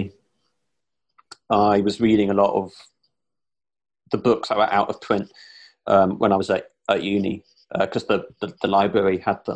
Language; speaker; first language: English; native; English